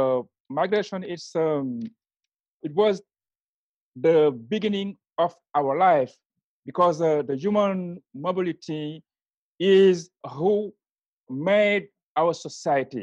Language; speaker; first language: English; non-native, learner; Wolof